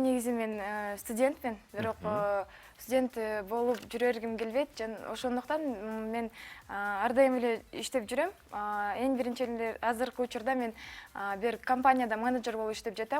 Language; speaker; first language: Kyrgyz; non-native, local second language; Uyghur